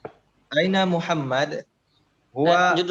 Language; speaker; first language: Arabic; non-native, learner; Indonesian